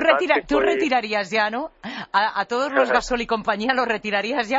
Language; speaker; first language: Spanish; native; Spanish